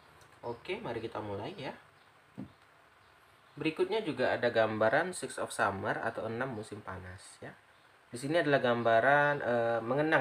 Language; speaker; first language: Indonesian; native; Indonesian